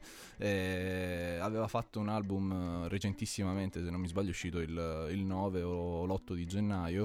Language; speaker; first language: Italian; native; Italian